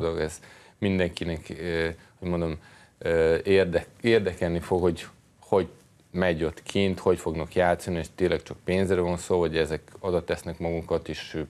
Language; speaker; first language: Hungarian; non-native, fluent; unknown